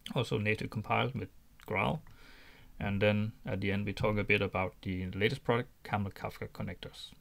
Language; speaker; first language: English; non-native, fluent; Danish